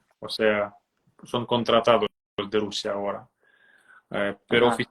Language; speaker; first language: Spanish; non-native, fluent; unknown